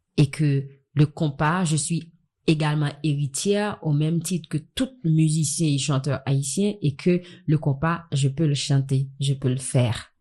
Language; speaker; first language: French; non-native, local second language; Haitian Creole